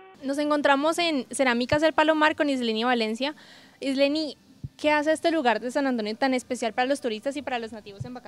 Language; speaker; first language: Spanish; native; Spanish